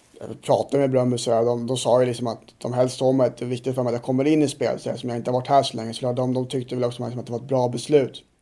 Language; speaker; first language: Swedish; native; Swedish